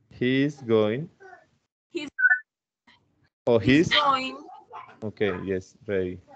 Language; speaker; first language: English; non-native, fluent; Spanish